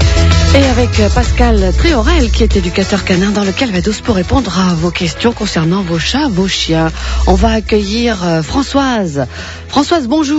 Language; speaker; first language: French; native; French